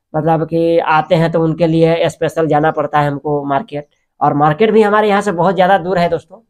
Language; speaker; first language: Hindi; native; Hindi